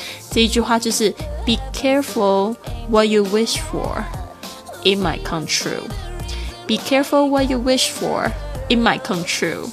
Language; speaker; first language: English; non-native, fluent; Chinese